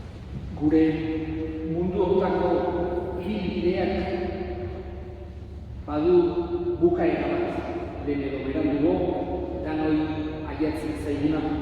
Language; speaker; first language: Basque; native; Basque